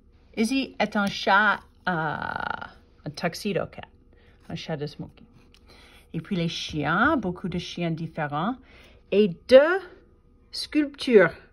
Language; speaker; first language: French; non-native, fluent; English